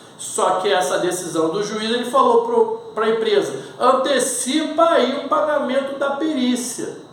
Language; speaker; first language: Portuguese; native; Portuguese